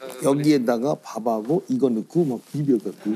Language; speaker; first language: Korean; native; Korean